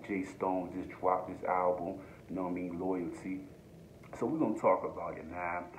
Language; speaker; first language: English; native; English